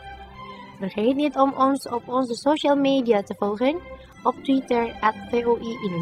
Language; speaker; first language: Dutch; non-native, fluent; Indonesian